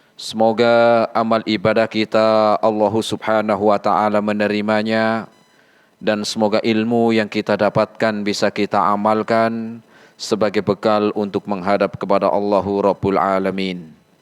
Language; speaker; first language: Indonesian; native; Indonesian